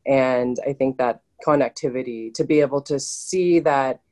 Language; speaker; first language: English; native; English